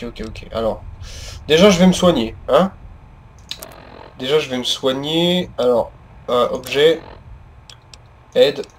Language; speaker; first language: French; native; French